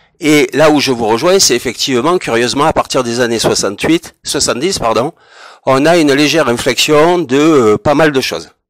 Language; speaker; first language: French; native; French